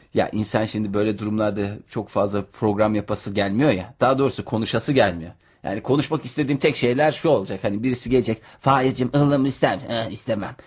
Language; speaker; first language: Turkish; native; Turkish